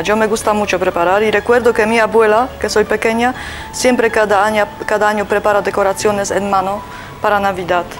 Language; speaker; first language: Spanish; non-native, learner; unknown